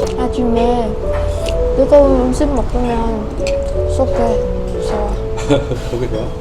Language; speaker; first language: Korean; non-native, learner; Vietnamese